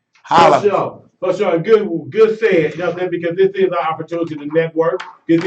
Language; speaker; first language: English; native; English